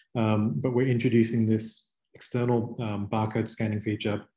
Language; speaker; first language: English; native; English